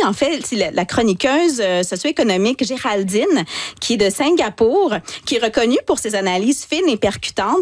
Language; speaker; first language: French; native; French